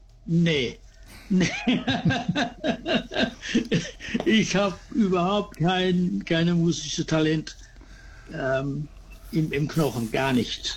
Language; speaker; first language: German; early bilingual, heritage; German